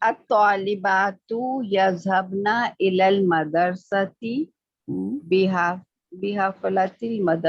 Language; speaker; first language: Arabic; non-native, learner; Urdu